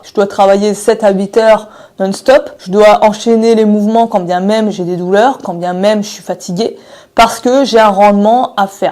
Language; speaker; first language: French; native; French